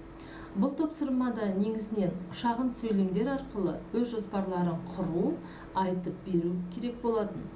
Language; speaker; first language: Kazakh; native; Kazakh